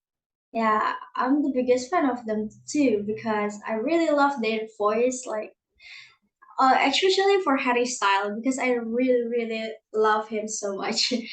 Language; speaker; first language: English; non-native, learner; Indonesian